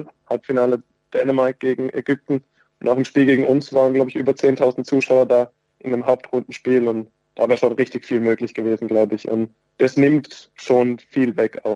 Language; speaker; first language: German; native; German